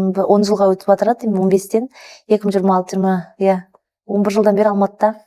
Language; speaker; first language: Kazakh; early bilingual, heritage; Kazakh